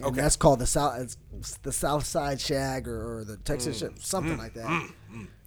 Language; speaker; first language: English; native; English